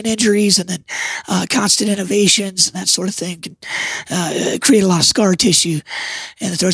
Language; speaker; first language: English; native; English